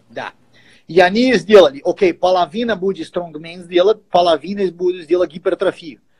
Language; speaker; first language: Russian; non-native, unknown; Portuguese